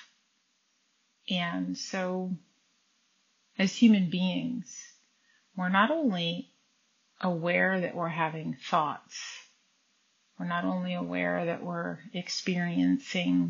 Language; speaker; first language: English; native; English